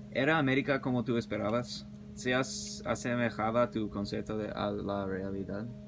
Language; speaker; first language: Spanish; early bilingual, heritage; English